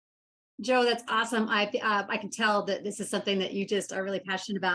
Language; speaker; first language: English; native; English